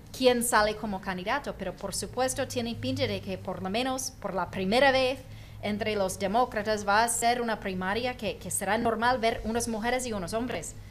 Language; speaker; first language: Spanish; non-native, fluent; English